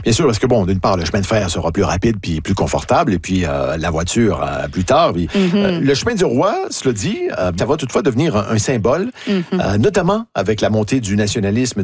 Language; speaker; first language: French; native; French